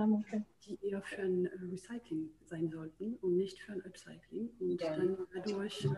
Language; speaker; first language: German; non-native, fluent; French